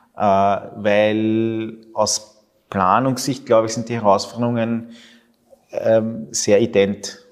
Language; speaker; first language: German; early bilingual, other home language; Spanish